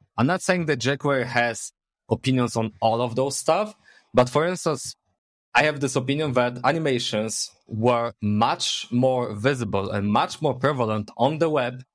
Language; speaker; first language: English; non-native, fluent; Polish